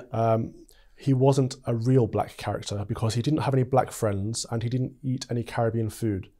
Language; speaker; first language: English; native; English